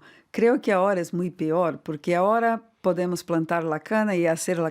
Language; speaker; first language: Spanish; non-native, fluent; Portuguese